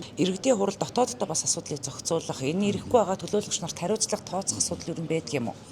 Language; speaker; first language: Mongolian; native; Mongolian